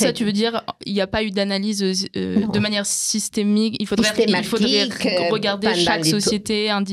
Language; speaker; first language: French; native; French